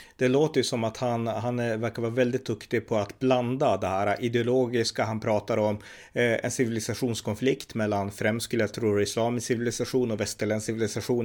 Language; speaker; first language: Swedish; native; Swedish